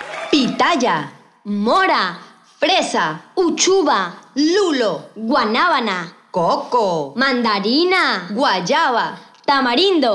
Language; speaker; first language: Spanish; native; Spanish